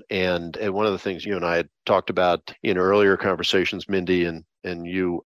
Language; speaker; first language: English; native; English